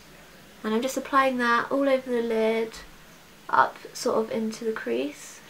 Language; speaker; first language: English; native; English